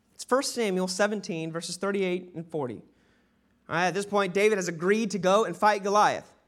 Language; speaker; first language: English; native; English